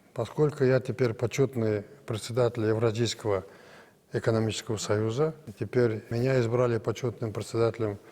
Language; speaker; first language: Russian; non-native, local second language; Kazakh